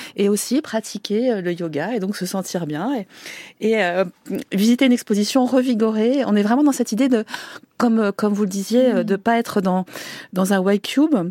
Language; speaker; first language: French; native; French